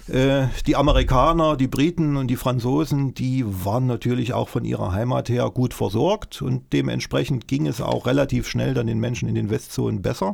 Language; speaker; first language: German; native; German